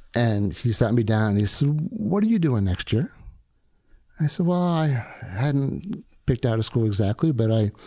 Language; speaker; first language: English; native; English